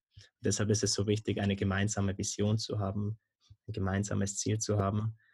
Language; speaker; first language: German; native; German